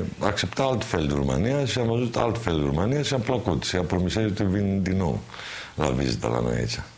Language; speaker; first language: Romanian; non-native, learner; Greek